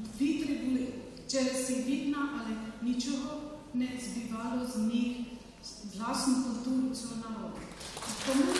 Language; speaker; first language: Ukrainian; non-native, fluent; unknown